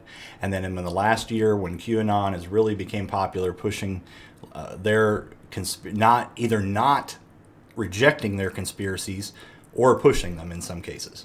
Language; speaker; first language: English; native; English